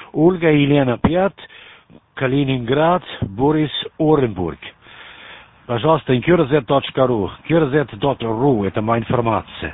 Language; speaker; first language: Russian; non-native, learner; German